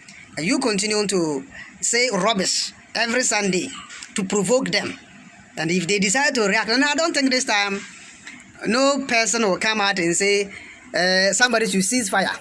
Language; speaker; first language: English; non-native, local second language; Akan